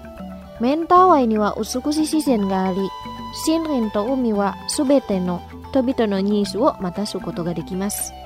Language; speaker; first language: Japanese; non-native, fluent; Indonesian